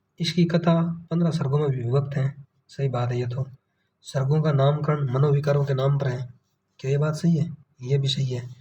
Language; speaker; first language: Hindi; native; Hindi